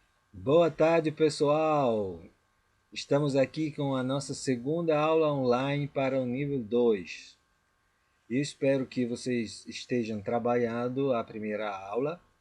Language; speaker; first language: Portuguese; non-native, fluent; Italian